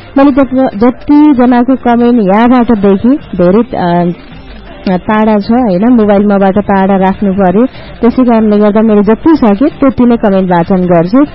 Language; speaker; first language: Nepali; native; Nepali